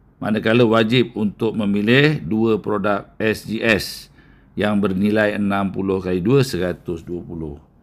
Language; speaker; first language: Malay; native; Malay